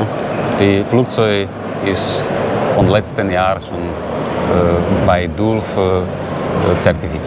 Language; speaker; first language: German; non-native, learner; Slovak